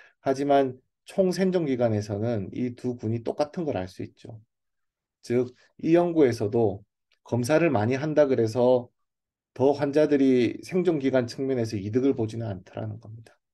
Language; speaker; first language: Korean; native; Korean